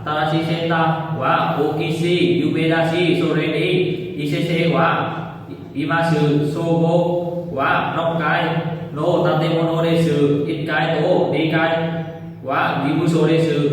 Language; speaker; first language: Japanese; non-native, learner; Vietnamese